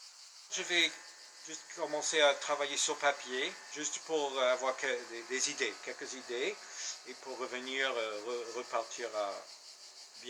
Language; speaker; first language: French; non-native, fluent; English